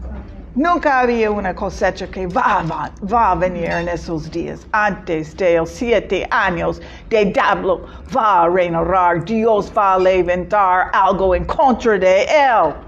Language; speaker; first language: Spanish; non-native, fluent; English